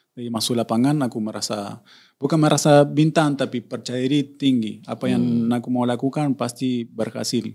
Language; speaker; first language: Indonesian; non-native, fluent; Spanish